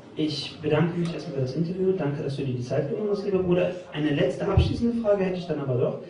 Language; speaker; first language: German; native; German